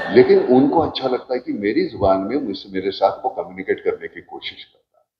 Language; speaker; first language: Hindi; non-native, local second language; Marathi